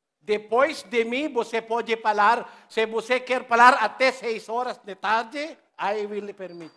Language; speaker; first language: Portuguese; non-native, learner; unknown